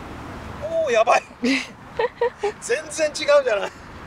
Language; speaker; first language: Japanese; native; Japanese